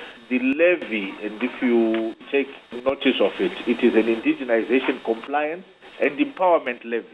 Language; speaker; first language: English; non-native, local second language; Shona